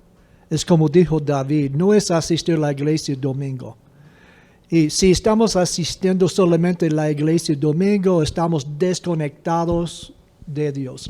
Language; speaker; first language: Spanish; non-native, fluent; English